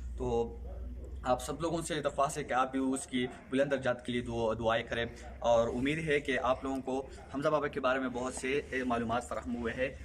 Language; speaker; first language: Urdu; non-native, local second language; Pashto